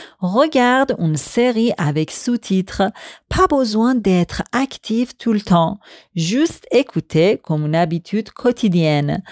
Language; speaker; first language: French; non-native, fluent; Persian